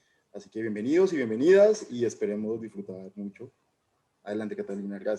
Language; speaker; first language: Spanish; native; Spanish